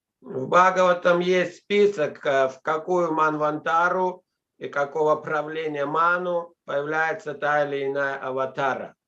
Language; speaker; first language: Russian; native; Russian